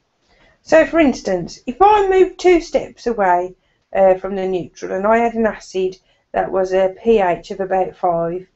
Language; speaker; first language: English; native; English